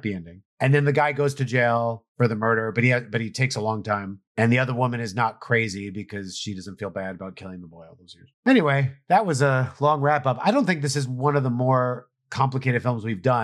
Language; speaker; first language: English; native; English